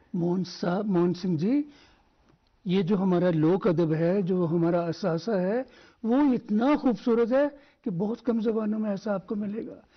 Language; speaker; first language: Hindi; non-native, local second language; Dogri